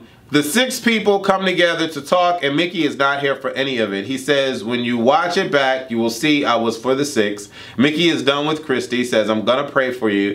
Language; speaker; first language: English; native; English